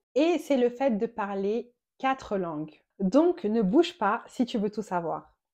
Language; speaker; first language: French; native; French